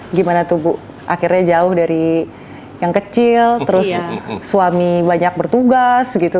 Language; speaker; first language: Indonesian; native; Indonesian